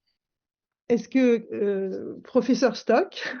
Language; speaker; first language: French; native; French